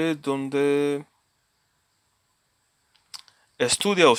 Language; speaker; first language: Spanish; non-native, learner; English